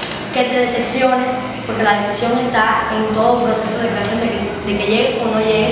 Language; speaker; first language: Spanish; native; Spanish